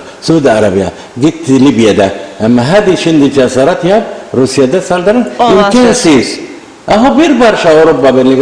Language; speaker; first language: Turkish; non-native, learner; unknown